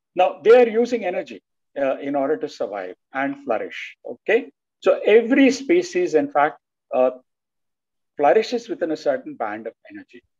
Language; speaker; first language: English; non-native, local second language; Telugu